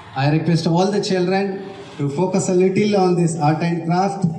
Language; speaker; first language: English; non-native, local second language; Telugu